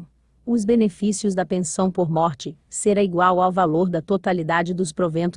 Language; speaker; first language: Portuguese; native; Portuguese